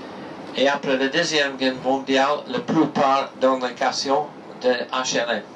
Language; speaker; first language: French; non-native, learner; English